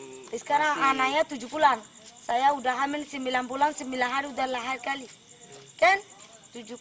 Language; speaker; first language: Indonesian; non-native, learner; Rohingya